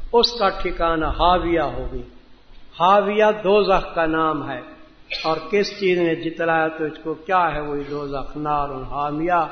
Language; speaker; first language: Urdu; native; Urdu